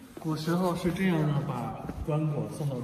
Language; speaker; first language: Chinese; native; Chinese